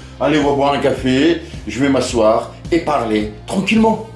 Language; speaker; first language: French; native; French